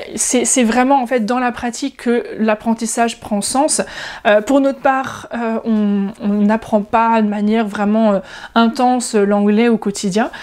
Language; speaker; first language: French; native; French